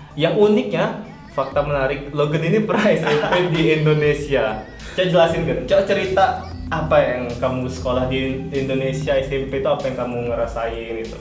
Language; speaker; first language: Indonesian; native; Indonesian